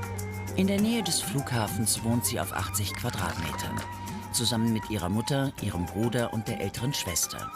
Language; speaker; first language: German; native; German